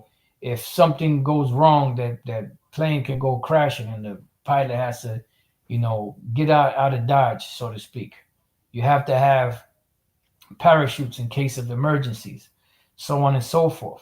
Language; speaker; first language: English; native; English